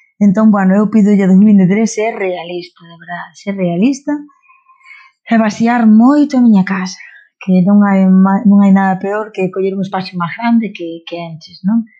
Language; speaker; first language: Galician; non-native, local second language; Spanish